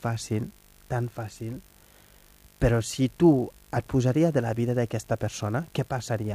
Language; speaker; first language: Catalan; non-native, fluent; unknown